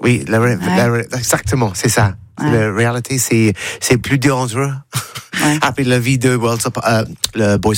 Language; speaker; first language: French; non-native, learner; English